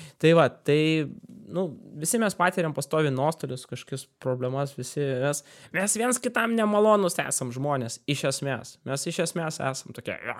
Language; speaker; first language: Lithuanian; non-native, local second language; Russian